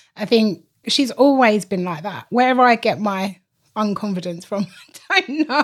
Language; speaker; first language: English; native; English